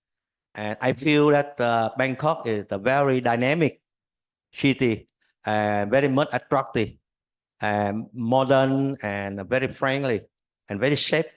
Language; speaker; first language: English; non-native, learner; Vietnamese